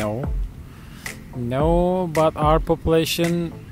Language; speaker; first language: English; non-native, fluent; Turkish